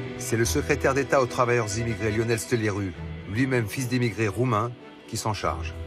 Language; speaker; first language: French; native; French